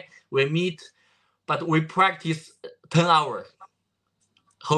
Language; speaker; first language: English; non-native, learner; Chinese